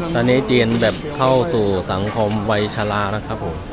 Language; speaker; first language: Thai; non-native, fluent; Chinese